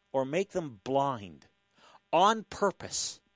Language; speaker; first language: English; native; English